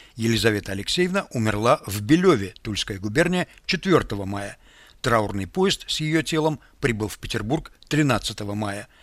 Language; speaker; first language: Russian; native; Russian